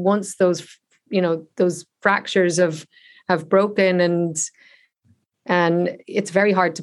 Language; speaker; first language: English; native; English